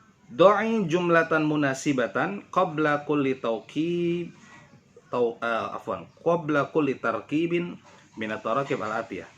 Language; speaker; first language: Arabic; non-native, fluent; Indonesian